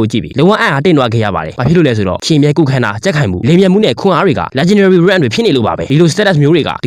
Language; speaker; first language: Burmese; native; Burmese